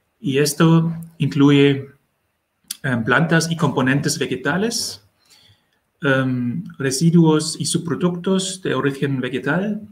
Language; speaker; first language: Spanish; non-native, learner; German